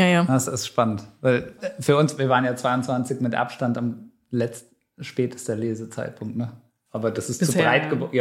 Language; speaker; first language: German; native; German